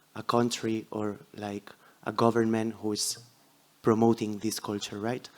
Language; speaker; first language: English; non-native, fluent; Catalan